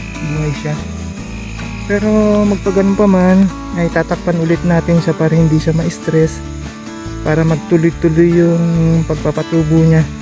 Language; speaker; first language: Filipino; non-native, local second language; Iloko